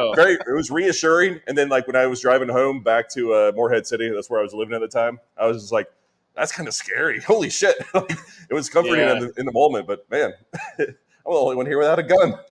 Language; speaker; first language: English; native; English